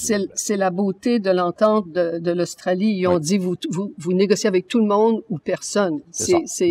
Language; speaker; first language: French; native; French